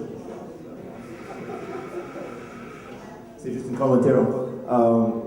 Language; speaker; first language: French; non-native, fluent; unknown